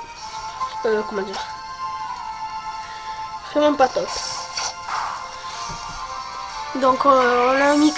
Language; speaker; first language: French; native; French